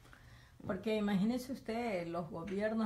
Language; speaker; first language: Spanish; native; Spanish